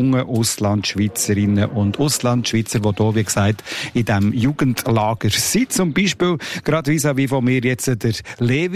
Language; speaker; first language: German; native; German